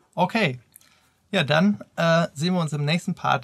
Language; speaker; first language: German; native; German